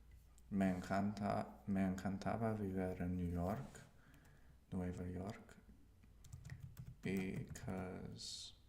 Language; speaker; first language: Spanish; non-native, learner; English